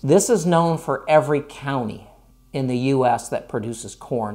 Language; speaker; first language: English; native; English